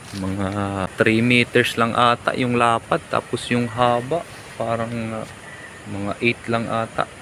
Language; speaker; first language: Filipino; non-native, local second language; Waray